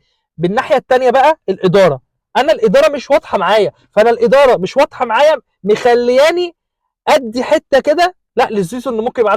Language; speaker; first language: Arabic; native; Arabic